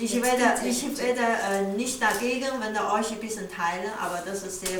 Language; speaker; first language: German; non-native, learner; Mongolian